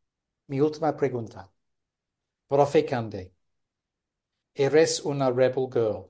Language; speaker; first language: Spanish; non-native, fluent; English